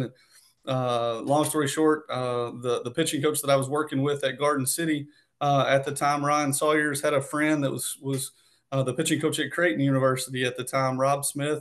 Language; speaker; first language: English; native; English